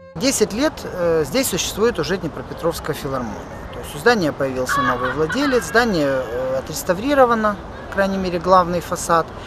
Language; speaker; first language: Russian; native; Russian